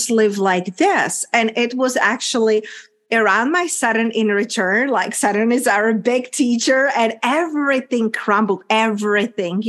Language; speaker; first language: English; non-native, fluent; Czech